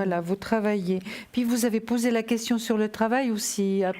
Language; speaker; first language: French; native; French